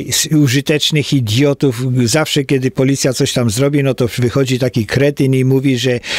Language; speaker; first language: Polish; native; Polish